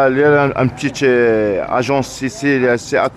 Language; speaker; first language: French; non-native, learner; Arabic